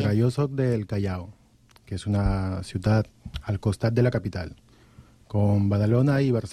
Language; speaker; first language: Catalan; non-native, learner; Spanish